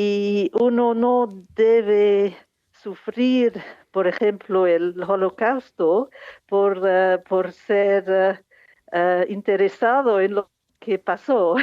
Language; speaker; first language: Spanish; non-native, fluent; English